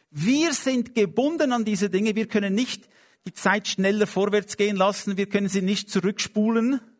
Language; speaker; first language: German; non-native, fluent; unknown